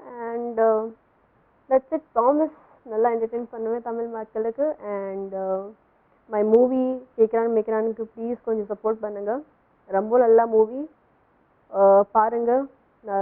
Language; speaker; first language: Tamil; non-native, local second language; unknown